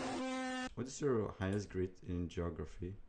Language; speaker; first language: English; non-native, fluent; Lithuanian